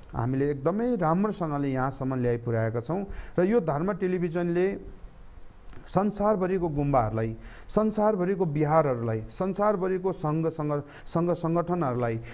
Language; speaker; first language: Nepali; non-native, local second language; Eastern Tamang